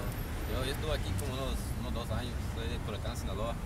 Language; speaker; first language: Spanish; native; Spanish